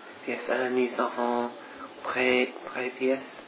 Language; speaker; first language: French; non-native, learner; English